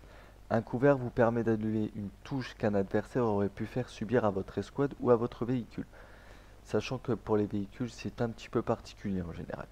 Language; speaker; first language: French; native; French